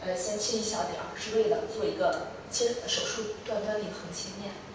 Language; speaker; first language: Chinese; native; Chinese